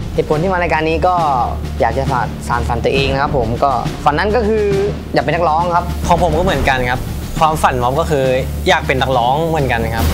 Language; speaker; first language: Thai; native; Thai